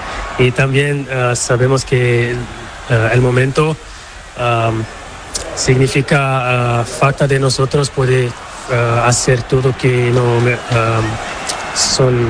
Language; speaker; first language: Spanish; non-native, learner; Portuguese